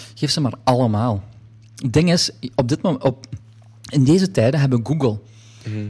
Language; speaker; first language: Dutch; early bilingual, other home language; Polish